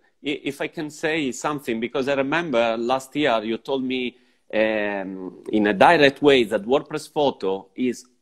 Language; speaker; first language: English; non-native, fluent; Italian